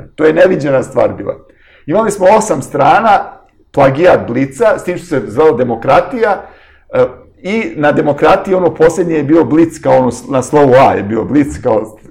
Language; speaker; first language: Serbian; native; Serbian